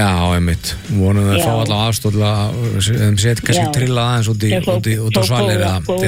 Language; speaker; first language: Icelandic; native; Icelandic